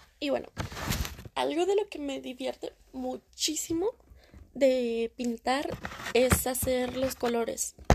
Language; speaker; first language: Spanish; early bilingual, heritage; Spanish